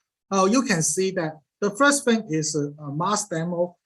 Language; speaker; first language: English; non-native, learner; Cantonese